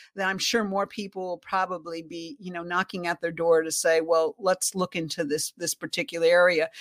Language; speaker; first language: English; native; English